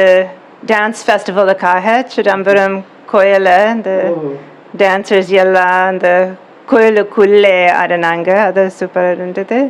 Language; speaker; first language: Tamil; non-native, learner; English